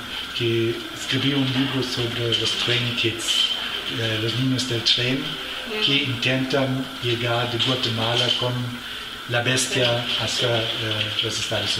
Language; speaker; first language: Spanish; non-native, fluent; German